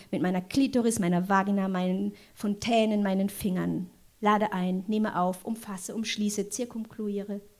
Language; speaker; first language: German; non-native, local second language; French